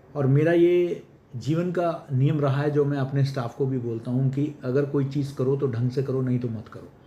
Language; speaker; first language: Hindi; non-native, local second language; Malayalam